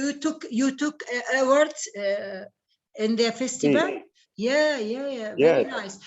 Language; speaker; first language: English; non-native, learner; Arabic